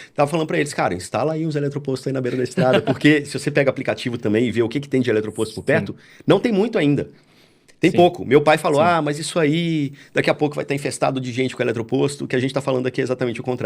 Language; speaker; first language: Portuguese; native; Portuguese